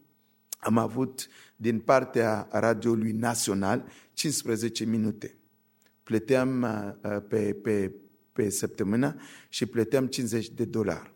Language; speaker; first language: Romanian; non-native, fluent; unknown